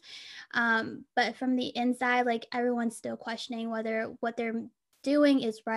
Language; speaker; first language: English; native; English